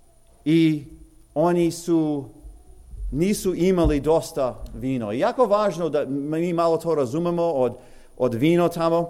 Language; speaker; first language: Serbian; early bilingual, heritage; English